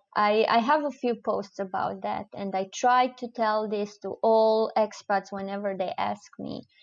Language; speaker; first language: English; non-native, fluent; Romanian